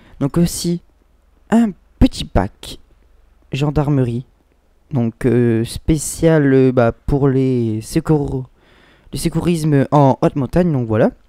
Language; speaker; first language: French; native; French